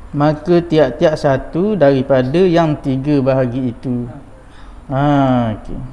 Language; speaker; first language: Malay; native; Malay